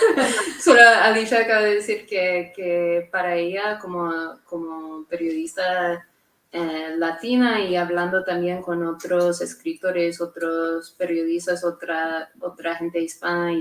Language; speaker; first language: Spanish; non-native, fluent; English